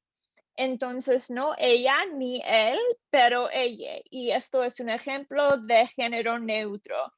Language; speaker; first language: Spanish; non-native, learner; English